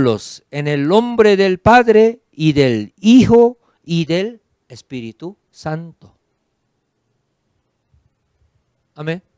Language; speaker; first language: Spanish; non-native, fluent; Korean